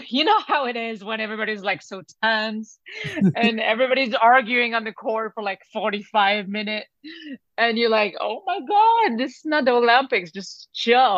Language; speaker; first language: English; non-native, fluent; French